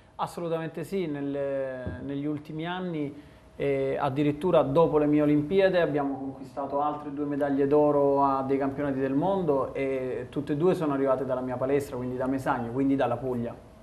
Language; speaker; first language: Italian; native; Italian